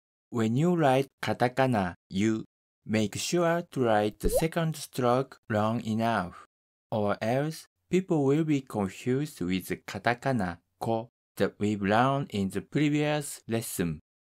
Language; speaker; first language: English; non-native, fluent; Japanese